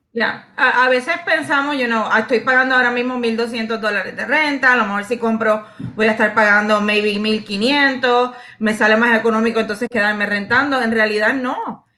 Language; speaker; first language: Spanish; native; Spanish